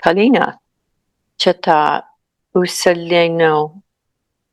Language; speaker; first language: Bulgarian; non-native, learner; English